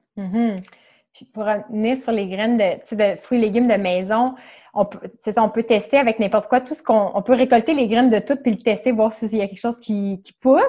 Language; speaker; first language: French; native; French